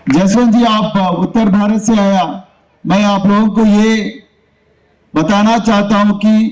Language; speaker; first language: Hindi; non-native, local second language; Telugu